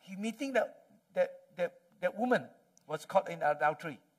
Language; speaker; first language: English; non-native, local second language; Malay